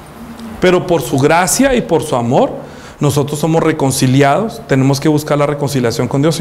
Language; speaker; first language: Spanish; native; Spanish